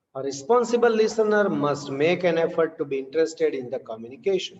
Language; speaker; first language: English; non-native, local second language; Gujarati